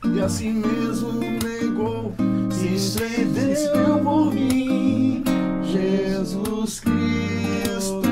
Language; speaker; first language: Portuguese; native; Portuguese